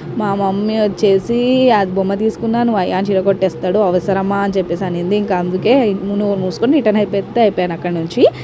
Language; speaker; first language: Telugu; non-native, local second language; Tamil